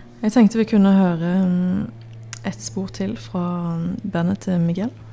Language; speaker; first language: Norwegian; native; Norwegian